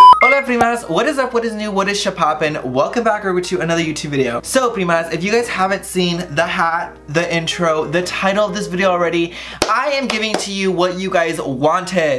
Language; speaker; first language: English; early bilingual, other home language; Spanish